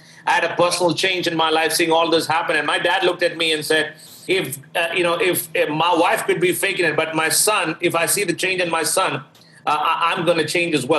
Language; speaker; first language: English; non-native, local second language; Malayalam